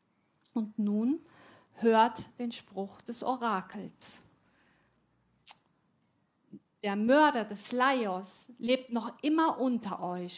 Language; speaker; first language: German; native; German